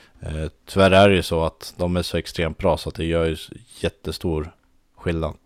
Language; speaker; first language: Swedish; native; Swedish